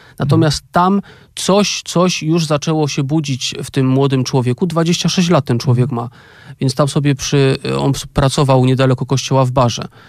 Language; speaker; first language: Polish; native; Polish